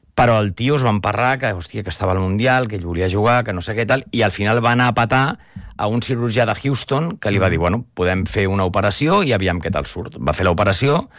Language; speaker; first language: Catalan; native; Catalan